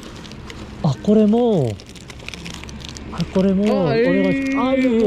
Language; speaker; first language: Japanese; non-native, learner; Korean